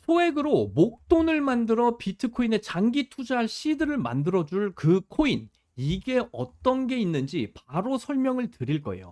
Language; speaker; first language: Korean; native; Korean